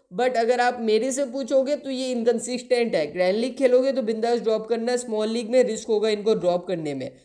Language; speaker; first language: Hindi; non-native, local second language; Bangla